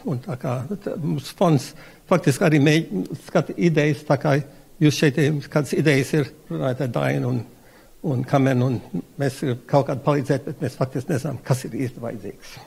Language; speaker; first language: Latvian; early bilingual, heritage; Latvian